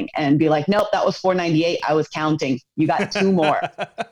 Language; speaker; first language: English; native; English